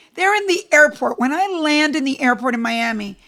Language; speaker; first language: English; early bilingual, other home language; Spanish